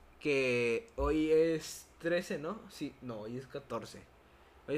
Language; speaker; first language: Spanish; native; Spanish